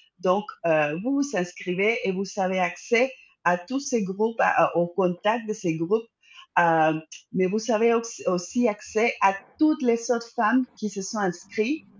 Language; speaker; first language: French; non-native, fluent; Spanish